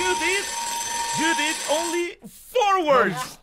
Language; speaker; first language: English; non-native, fluent; Spanish